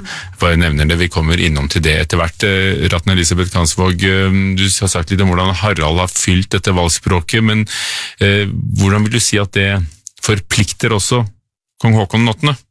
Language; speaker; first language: Norwegian; native; Norwegian